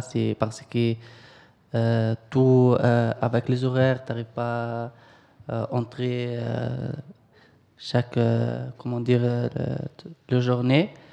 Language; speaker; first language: French; non-native, learner; Arabic